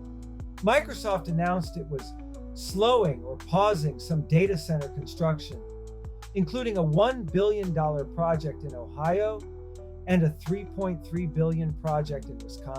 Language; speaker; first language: English; native; English